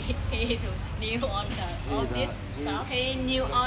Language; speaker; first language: English; non-native, local second language; Vietnamese